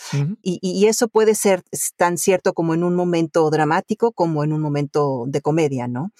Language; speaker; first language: Spanish; early bilingual, other home language; Italian